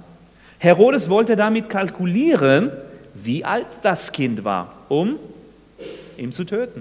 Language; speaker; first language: German; non-native, fluent; Spanish